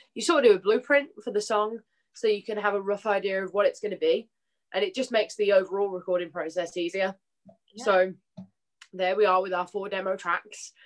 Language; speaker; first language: English; native; English